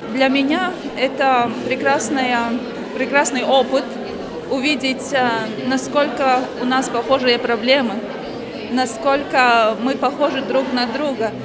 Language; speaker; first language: Russian; non-native, fluent; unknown